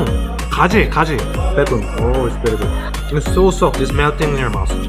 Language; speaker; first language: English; non-native, fluent; Korean